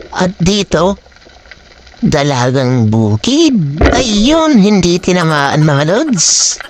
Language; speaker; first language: Filipino; native; Filipino